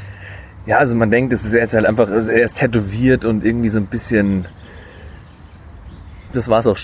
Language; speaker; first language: German; native; German